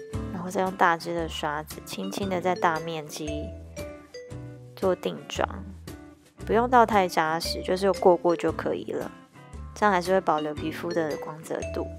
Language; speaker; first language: Chinese; native; Chinese